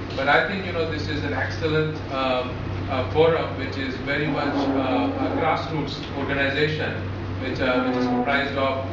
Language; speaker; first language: English; non-native, local second language; Bangla